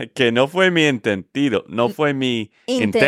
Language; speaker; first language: Spanish; non-native, fluent; English